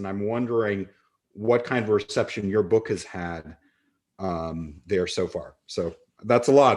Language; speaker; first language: English; native; English